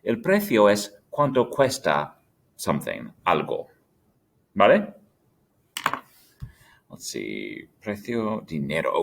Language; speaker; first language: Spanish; non-native, fluent; English